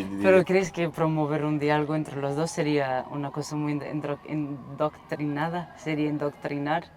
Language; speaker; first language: Spanish; non-native, fluent; Portuguese